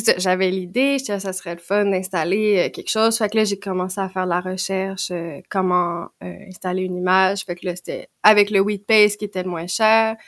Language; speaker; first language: French; native; French